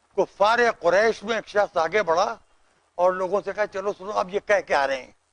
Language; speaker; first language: Urdu; native; Urdu